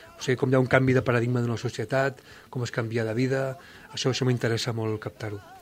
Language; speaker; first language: Catalan; native; Catalan